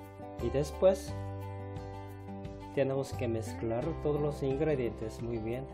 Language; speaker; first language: Spanish; non-native, fluent; Korean